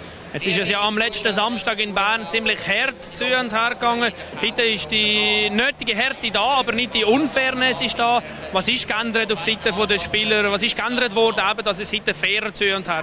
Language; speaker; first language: German; native; German